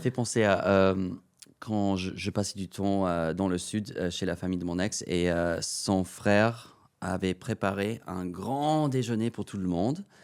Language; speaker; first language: French; non-native, fluent; English